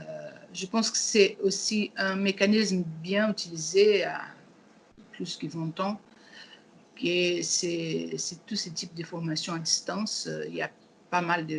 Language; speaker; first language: French; non-native, learner; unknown